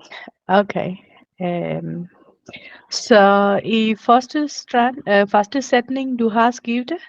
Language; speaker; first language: Danish; non-native, learner; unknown